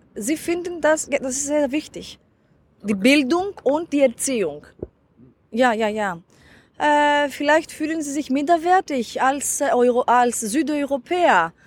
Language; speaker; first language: German; non-native, fluent; Greek